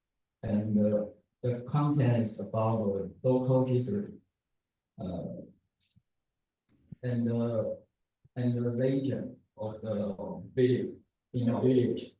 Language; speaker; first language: English; non-native, learner; Chinese